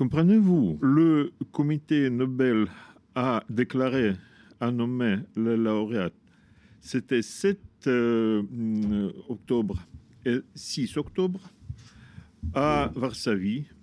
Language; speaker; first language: French; non-native, fluent; Russian